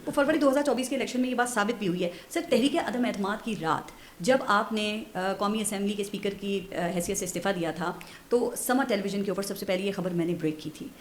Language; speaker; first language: Urdu; native; Urdu